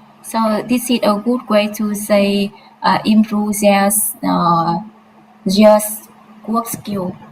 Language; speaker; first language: English; non-native, learner; Vietnamese